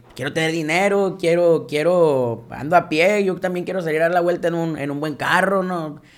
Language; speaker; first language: Spanish; native; Spanish